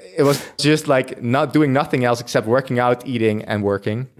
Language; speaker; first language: English; non-native, fluent; Dutch